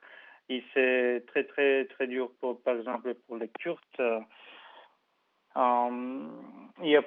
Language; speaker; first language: French; non-native, fluent; Bulgarian